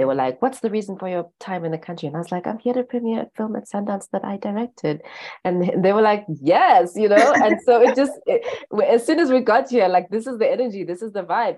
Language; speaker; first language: English; non-native, local second language; Xhosa